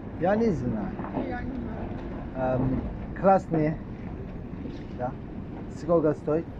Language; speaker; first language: Russian; non-native, learner; Turkish